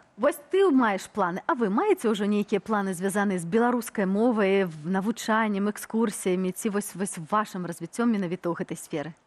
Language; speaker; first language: Belarusian; native; Belarusian